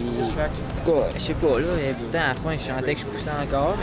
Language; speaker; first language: French; native; French